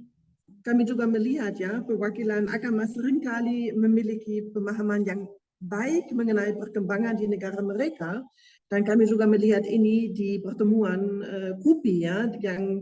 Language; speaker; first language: Indonesian; non-native, fluent; German